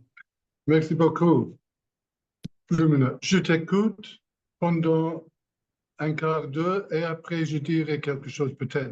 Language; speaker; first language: French; non-native, learner; English